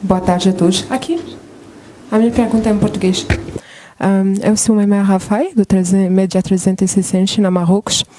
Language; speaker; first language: Portuguese; non-native, learner; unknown